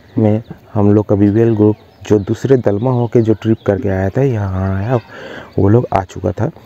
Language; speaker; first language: Hindi; non-native, local second language; Bangla